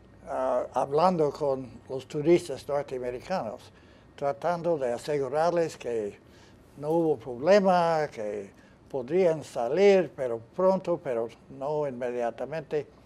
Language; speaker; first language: Spanish; non-native, fluent; English